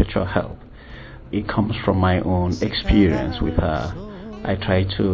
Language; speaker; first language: English; non-native, local second language; Igbo